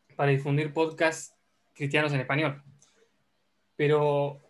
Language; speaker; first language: Spanish; native; Spanish